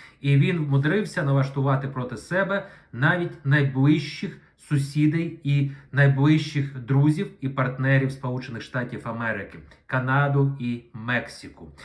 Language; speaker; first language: Ukrainian; non-native, local second language; Russian